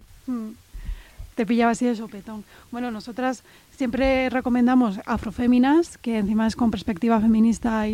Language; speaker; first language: Spanish; native; Spanish